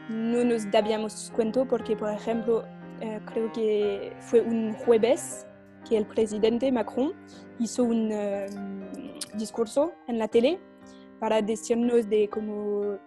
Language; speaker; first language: Spanish; non-native, fluent; French